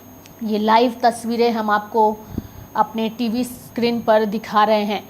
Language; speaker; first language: Hindi; native; Hindi